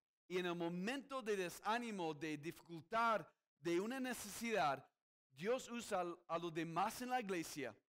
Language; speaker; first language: Spanish; non-native, fluent; English